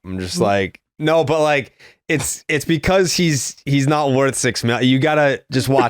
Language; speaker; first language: English; native; English